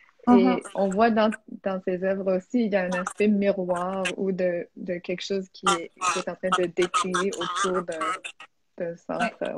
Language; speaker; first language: French; non-native, fluent; English